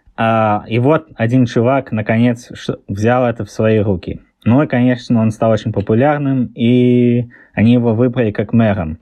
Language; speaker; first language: Russian; early bilingual, heritage; Russian